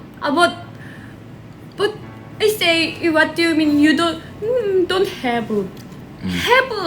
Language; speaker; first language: English; non-native, learner; Korean